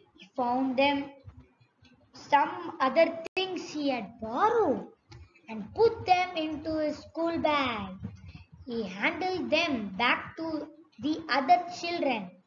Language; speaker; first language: English; non-native, local second language; Tamil